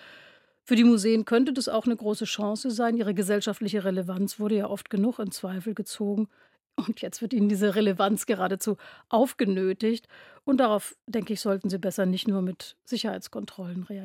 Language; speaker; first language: German; native; German